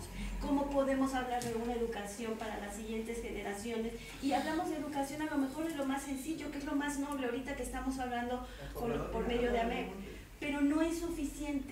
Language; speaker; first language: Spanish; native; Spanish